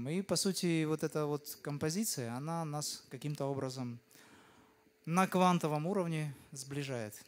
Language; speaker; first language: Russian; native; Russian